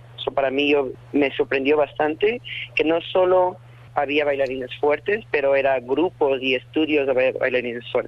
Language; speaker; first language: Spanish; early bilingual, heritage; Spanish